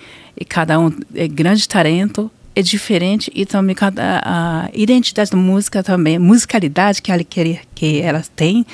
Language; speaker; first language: Portuguese; non-native, learner; Japanese